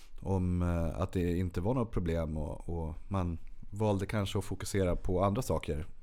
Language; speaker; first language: Swedish; native; Swedish